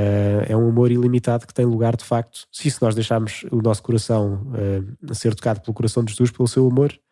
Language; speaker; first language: Portuguese; native; Portuguese